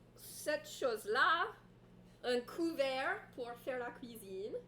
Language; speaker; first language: French; non-native, fluent; English